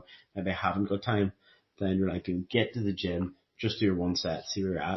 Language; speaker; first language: English; native; English